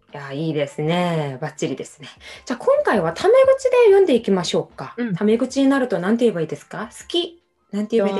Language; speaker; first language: Japanese; non-native, fluent; Korean